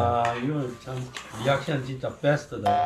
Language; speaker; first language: Korean; native; Korean